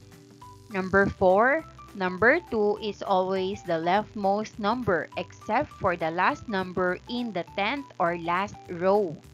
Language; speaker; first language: English; non-native, local second language; Filipino